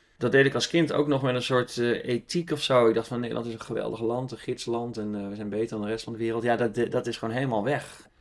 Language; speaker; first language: Dutch; native; Dutch